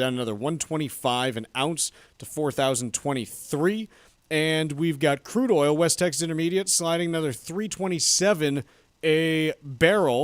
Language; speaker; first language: English; native; English